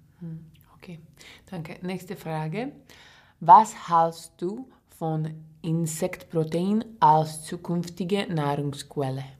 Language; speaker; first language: German; non-native, learner; English